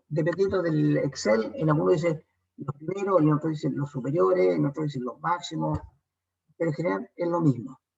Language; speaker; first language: Spanish; native; Spanish